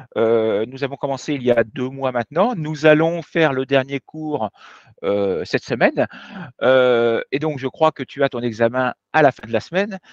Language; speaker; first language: French; native; French